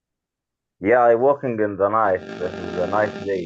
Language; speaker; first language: English; non-native, learner; Arabic